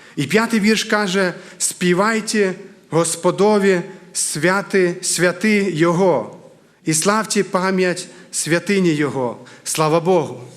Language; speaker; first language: Ukrainian; non-native, fluent; Lithuanian